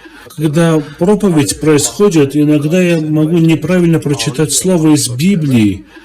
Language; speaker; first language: Russian; non-native, fluent; Armenian